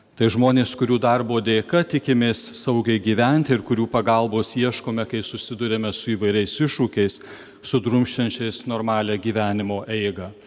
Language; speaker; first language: Lithuanian; native; Lithuanian